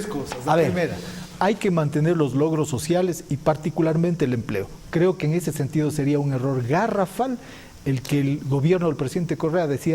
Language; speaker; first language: Spanish; native; Spanish